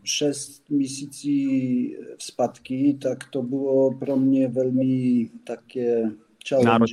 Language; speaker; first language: Czech; non-native, learner; Polish